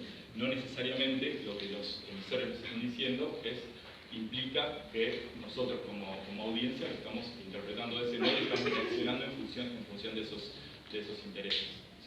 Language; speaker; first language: Spanish; native; Spanish